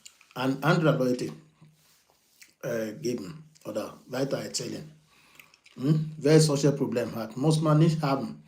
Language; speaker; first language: German; non-native, learner; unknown